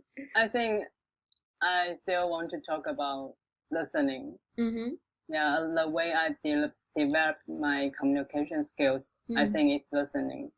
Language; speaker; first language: English; non-native, local second language; Chinese